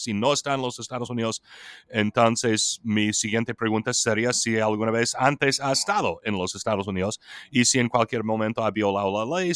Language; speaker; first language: Spanish; non-native, fluent; English